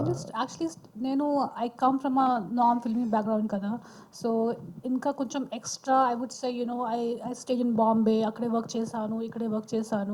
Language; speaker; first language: Telugu; non-native, local second language; Hindi